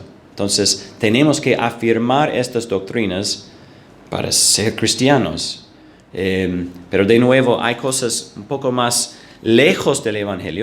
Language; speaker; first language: Spanish; non-native, fluent; English